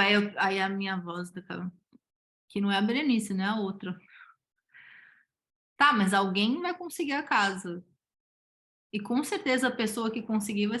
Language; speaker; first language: Portuguese; native; Portuguese